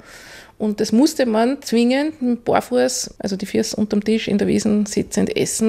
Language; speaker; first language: German; native; German